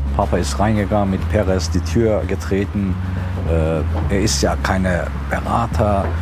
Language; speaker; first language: German; early bilingual, other home language; Turkish